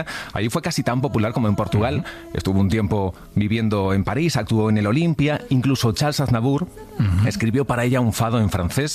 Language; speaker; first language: Spanish; native; Spanish